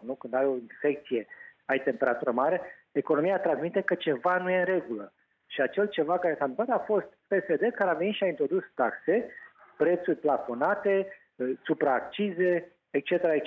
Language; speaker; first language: Romanian; native; Romanian